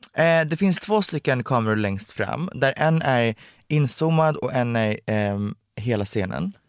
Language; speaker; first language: Swedish; native; Swedish